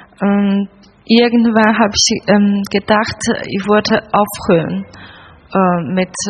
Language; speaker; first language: German; non-native, learner; Chinese